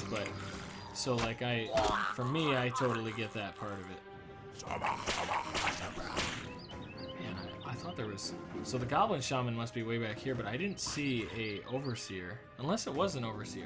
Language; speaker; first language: English; native; English